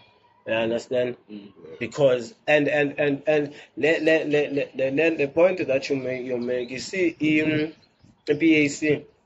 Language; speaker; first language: English; non-native, local second language; Xhosa